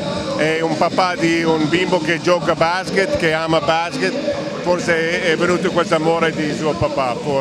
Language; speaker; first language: Italian; non-native, fluent; English